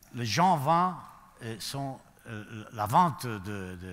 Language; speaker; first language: French; non-native, learner; Spanish